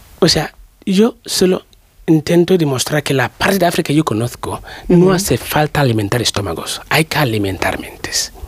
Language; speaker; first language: Spanish; non-native, fluent; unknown